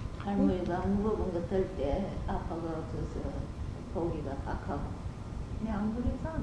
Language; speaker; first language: Korean; native; Korean